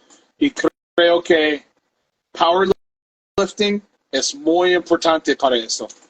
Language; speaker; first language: Spanish; non-native, fluent; English